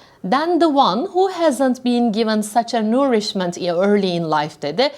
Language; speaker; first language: English; non-native, fluent; Turkish